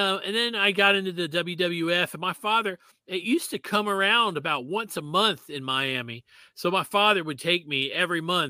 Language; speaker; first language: English; native; English